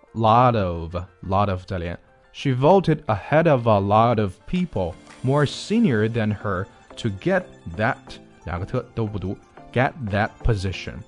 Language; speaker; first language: English; non-native, fluent; Chinese